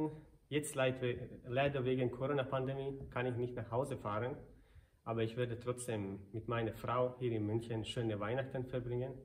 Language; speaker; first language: German; non-native, fluent; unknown